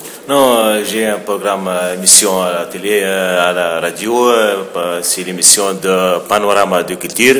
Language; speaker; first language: French; non-native, local second language; Arabic